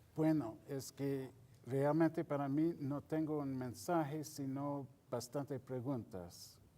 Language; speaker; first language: Spanish; non-native, fluent; English